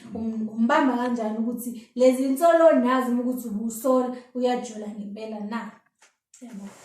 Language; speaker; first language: Zulu; native; Zulu